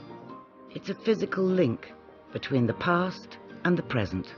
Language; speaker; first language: English; native; English